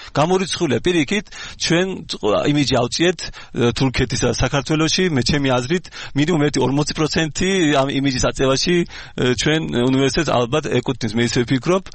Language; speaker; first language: Georgian; early bilingual, heritage; Georgian